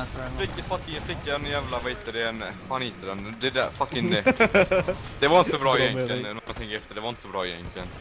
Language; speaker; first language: Swedish; native; Swedish